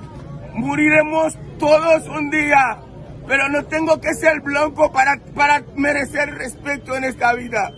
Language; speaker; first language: Spanish; non-native, learner; Haitian Creole